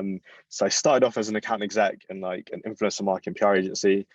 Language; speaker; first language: English; native; English